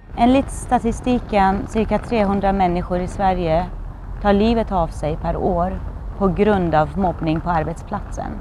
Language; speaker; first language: Swedish; non-native, fluent; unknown